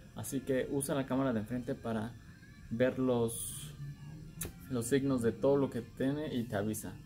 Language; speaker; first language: Spanish; early bilingual, heritage; Spanish